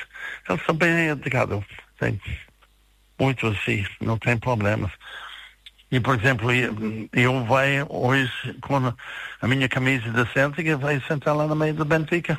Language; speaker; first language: Portuguese; non-native, fluent; English